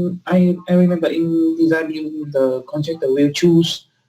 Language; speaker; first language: English; non-native, learner; Vietnamese